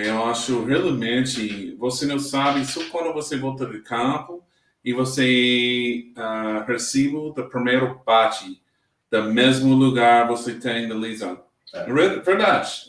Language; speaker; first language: Portuguese; non-native, learner; English